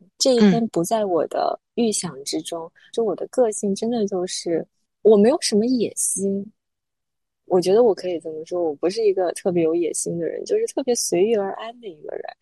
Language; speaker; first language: Chinese; native; Chinese